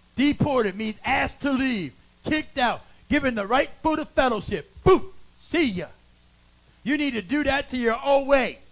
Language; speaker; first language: English; native; English